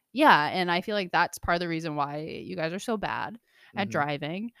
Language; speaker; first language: English; native; English